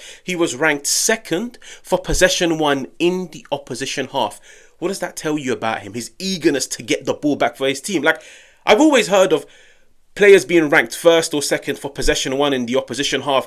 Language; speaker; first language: English; native; English